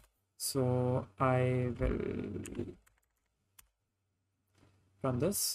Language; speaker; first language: English; non-native, local second language; Hindi